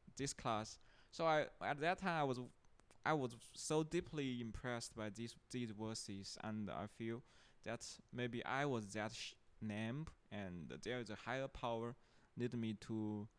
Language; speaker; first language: English; non-native, fluent; Chinese